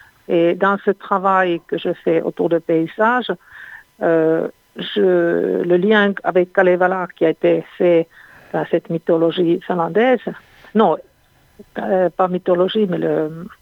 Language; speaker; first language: French; non-native, fluent; Finnish